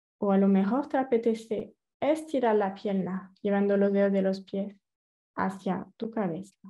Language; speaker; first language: Spanish; non-native, fluent; French